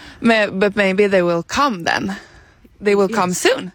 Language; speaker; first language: English; non-native, fluent; Swedish